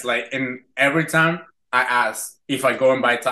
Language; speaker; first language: English; non-native, fluent; Spanish